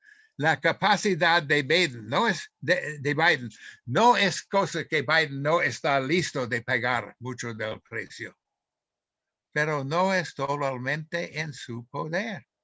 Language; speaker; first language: Spanish; non-native, fluent; English